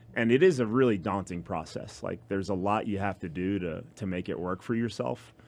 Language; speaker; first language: English; native; English